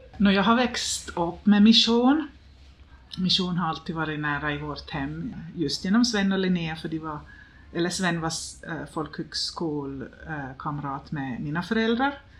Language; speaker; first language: Swedish; native; Swedish